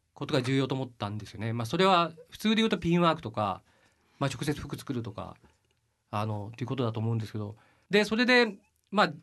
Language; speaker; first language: Japanese; native; Japanese